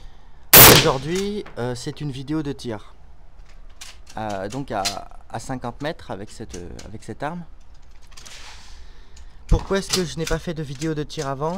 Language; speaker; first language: French; native; French